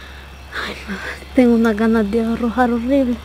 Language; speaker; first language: Spanish; native; Spanish